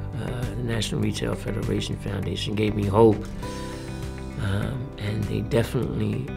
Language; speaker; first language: English; native; English